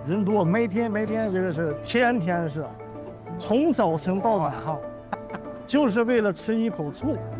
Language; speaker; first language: Chinese; native; Chinese